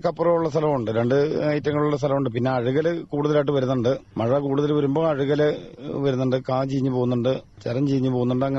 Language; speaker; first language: Malayalam; native; Malayalam